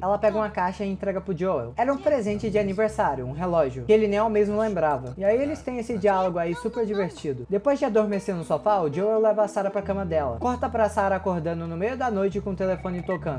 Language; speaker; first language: Portuguese; native; Portuguese